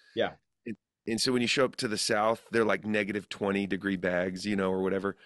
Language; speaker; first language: English; native; English